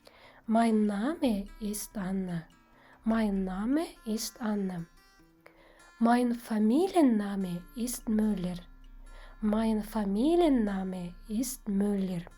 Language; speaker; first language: German; non-native, fluent; Kazakh